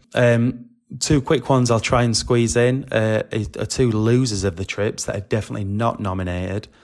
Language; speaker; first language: English; native; English